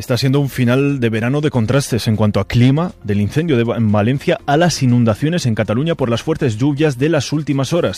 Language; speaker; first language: Spanish; native; Spanish